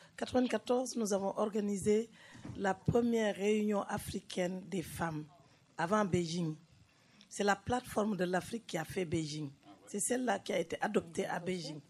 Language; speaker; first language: French; non-native, local second language; Wolof